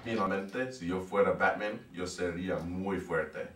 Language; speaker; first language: Spanish; non-native, learner; English